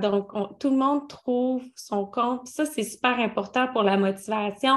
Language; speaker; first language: French; native; French